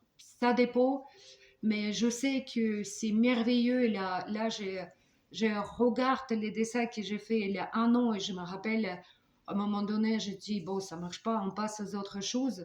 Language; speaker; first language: French; non-native, fluent; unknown